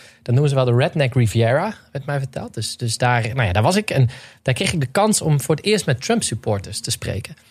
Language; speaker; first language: Dutch; native; Dutch